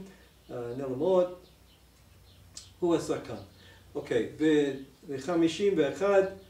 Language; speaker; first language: Hebrew; non-native, fluent; English